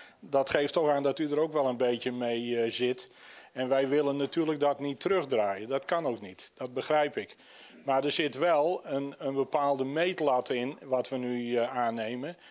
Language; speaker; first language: Dutch; native; Dutch